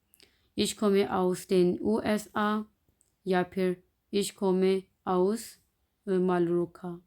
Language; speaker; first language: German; non-native, fluent; Urdu